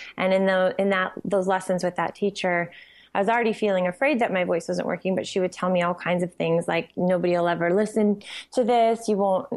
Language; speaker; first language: English; native; English